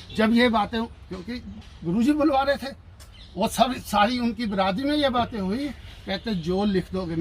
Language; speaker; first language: Hindi; non-native, local second language; Punjabi